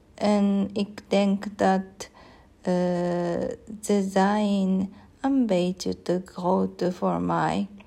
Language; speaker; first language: Dutch; non-native, learner; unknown